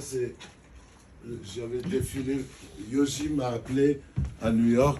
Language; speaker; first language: French; non-native, fluent; Georgian